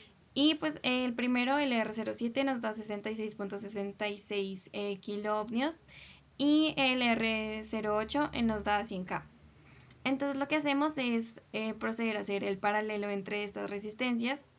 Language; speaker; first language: Spanish; native; Spanish